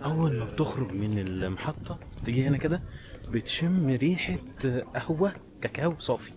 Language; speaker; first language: Arabic; native; Arabic